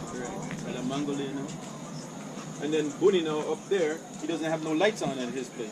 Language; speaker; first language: English; native; English